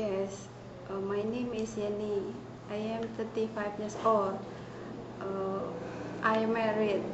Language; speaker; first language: English; non-native, learner; Indonesian